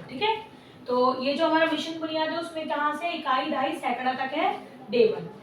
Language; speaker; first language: Hindi; native; Hindi